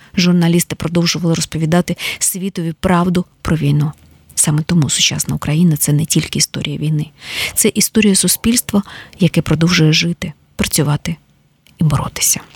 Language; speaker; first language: Ukrainian; native; Ukrainian